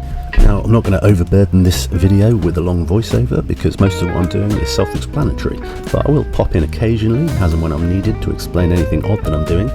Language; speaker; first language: English; native; English